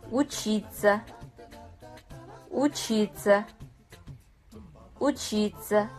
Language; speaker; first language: Russian; non-native, fluent; Kazakh